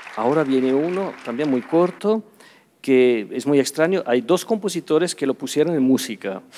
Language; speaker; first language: Spanish; non-native, fluent; Swiss German